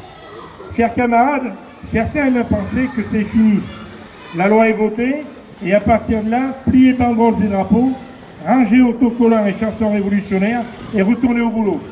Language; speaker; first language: French; native; French